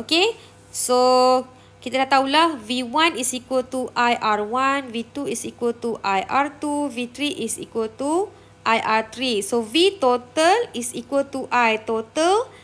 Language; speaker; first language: English; non-native, local second language; Malay